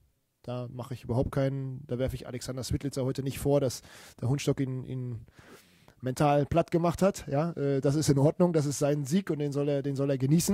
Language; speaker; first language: German; native; German